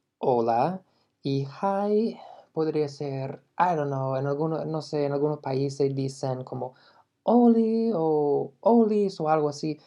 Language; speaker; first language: Spanish; non-native, fluent; English